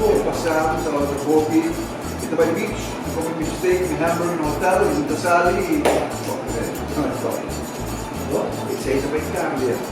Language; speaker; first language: Portuguese; non-native, learner; Papiamento